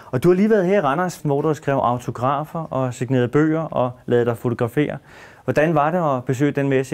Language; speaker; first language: Danish; native; Danish